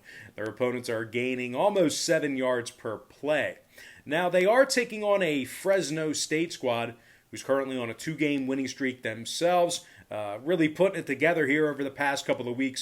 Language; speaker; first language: English; native; English